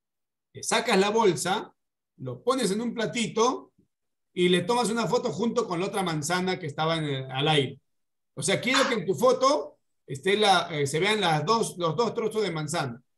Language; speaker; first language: Spanish; native; Spanish